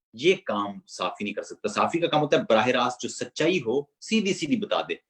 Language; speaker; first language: Urdu; non-native, local second language; Punjabi